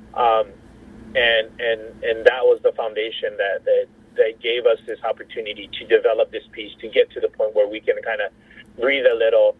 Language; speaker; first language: English; native; English